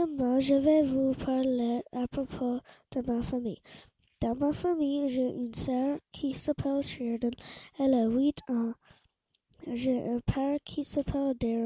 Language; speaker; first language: French; non-native, learner; English